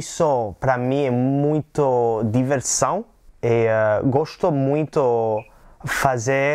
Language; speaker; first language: Portuguese; non-native, learner; English